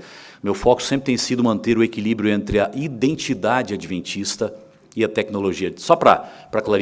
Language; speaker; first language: Portuguese; native; Portuguese